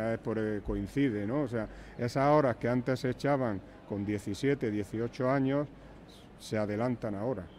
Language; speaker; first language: Spanish; native; Spanish